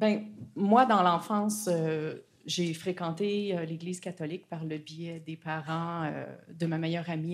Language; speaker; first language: French; native; French